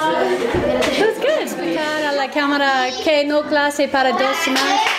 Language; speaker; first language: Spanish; non-native, learner; English